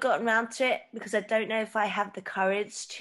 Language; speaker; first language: English; native; English